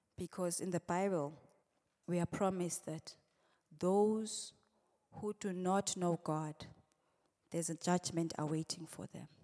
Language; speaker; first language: English; non-native, local second language; Swati